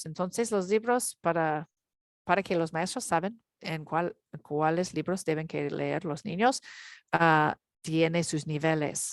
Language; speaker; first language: Spanish; non-native, learner; English